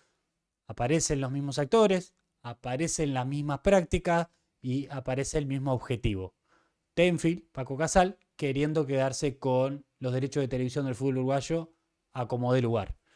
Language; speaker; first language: Spanish; native; Spanish